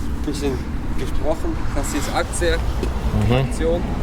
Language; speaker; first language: German; early bilingual, heritage; Russian